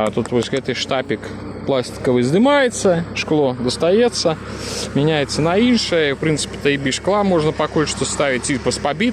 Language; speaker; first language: Russian; native; Russian